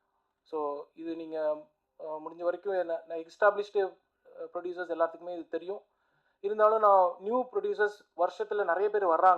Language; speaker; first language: Tamil; native; Tamil